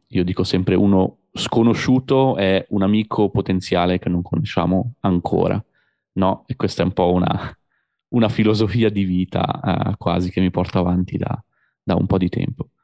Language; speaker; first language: Italian; native; Italian